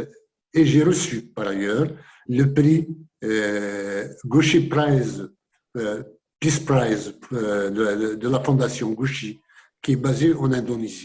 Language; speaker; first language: French; non-native, local second language; Kabyle